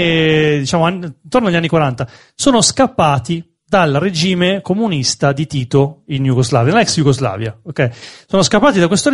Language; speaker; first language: Italian; native; Italian